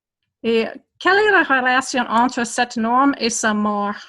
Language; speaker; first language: French; non-native, fluent; English